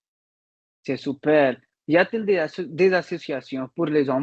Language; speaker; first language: French; non-native, learner; Hindi